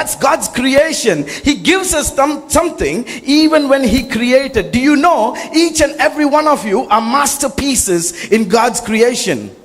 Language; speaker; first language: English; non-native, local second language; Tamil